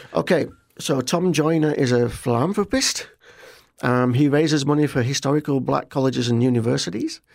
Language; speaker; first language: English; native; English